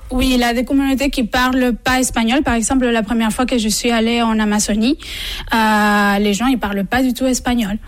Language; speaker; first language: French; non-native, fluent; Spanish